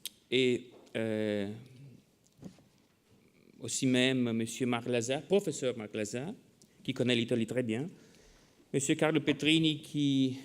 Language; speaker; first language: French; non-native, fluent; Italian